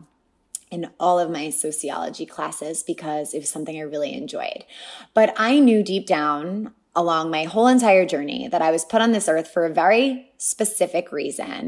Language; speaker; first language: English; native; English